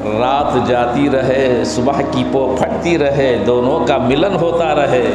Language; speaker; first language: Urdu; native; Urdu